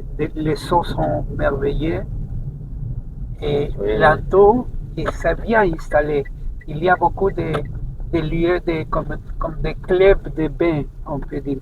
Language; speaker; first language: French; non-native, fluent; Spanish